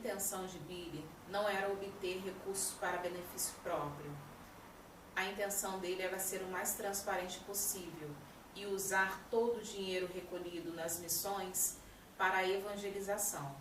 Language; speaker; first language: Portuguese; native; Portuguese